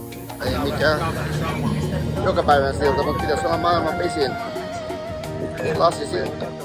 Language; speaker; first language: Finnish; native; Finnish